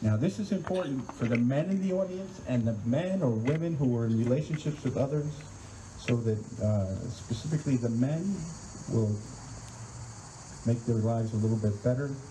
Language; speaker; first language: English; native; English